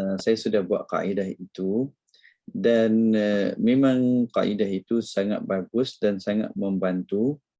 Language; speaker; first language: Malay; non-native, fluent; Arabic